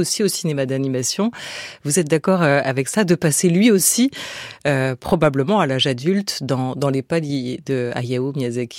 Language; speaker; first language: French; native; French